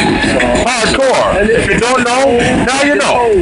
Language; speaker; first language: English; native; English